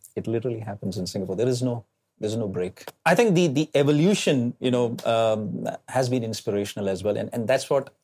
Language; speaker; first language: English; non-native, local second language; Malayalam